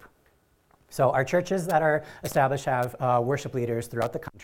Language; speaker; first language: English; native; English